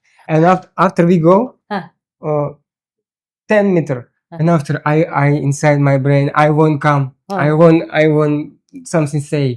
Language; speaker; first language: English; non-native, learner; Russian